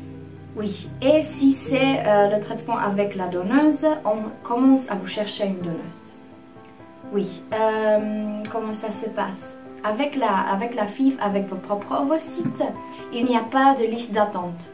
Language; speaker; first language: French; non-native, fluent; Czech